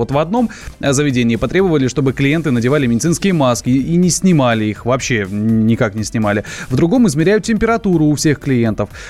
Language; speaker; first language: Russian; native; Russian